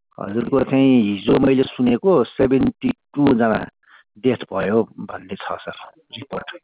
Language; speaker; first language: Nepali; native; Nepali